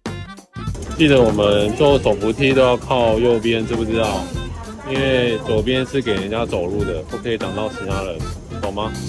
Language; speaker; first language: Chinese; native; Chinese